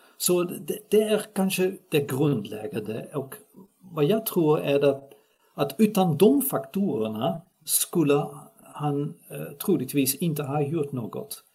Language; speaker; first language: Swedish; non-native, fluent; Dutch